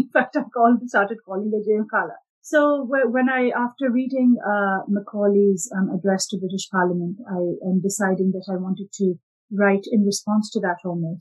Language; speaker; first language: English; non-native, local second language; Urdu